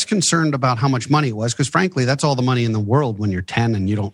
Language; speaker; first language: English; native; English